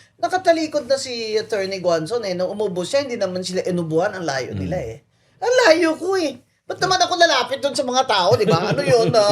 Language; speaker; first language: Filipino; non-native, local second language; Hiligaynon